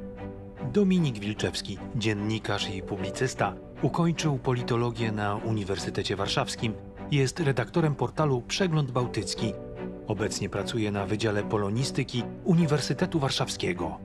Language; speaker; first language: Polish; native; Polish